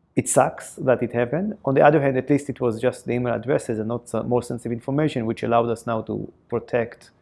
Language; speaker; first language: English; non-native, fluent; Hebrew